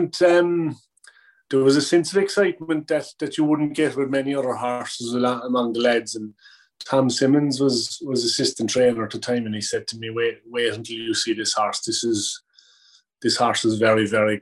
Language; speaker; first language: English; native; English